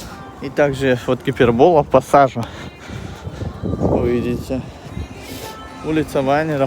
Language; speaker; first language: Russian; non-native, fluent; Tajik